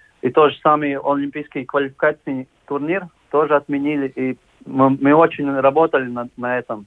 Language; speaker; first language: Russian; non-native, local second language; Latvian